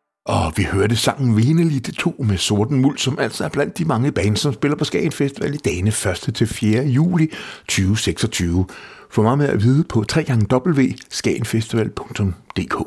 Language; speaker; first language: Danish; native; Danish